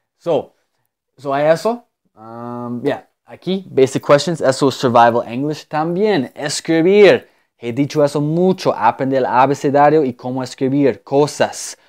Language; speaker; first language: Spanish; non-native, fluent; English